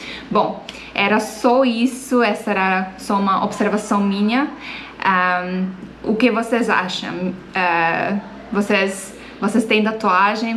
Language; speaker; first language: Portuguese; non-native, fluent; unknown